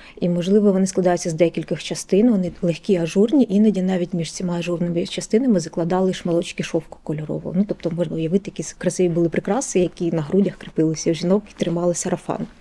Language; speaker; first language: Ukrainian; native; Ukrainian